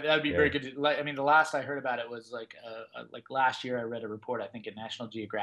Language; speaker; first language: English; native; English